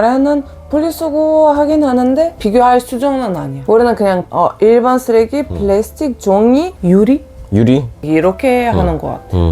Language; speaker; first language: Korean; non-native, fluent; Bulgarian